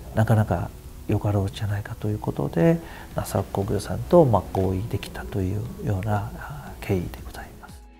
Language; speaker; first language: Japanese; non-native, fluent; Chinese